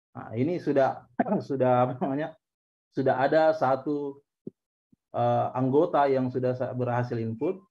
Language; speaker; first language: Indonesian; native; Indonesian